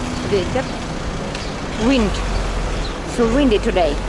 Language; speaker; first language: English; non-native, learner; Russian